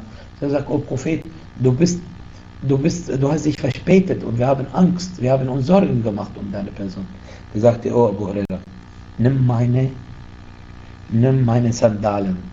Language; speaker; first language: German; non-native, fluent; Arabic